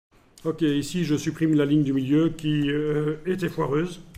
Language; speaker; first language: French; native; French